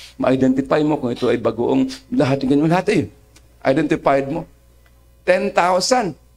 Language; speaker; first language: Filipino; non-native, local second language; Masbatenyo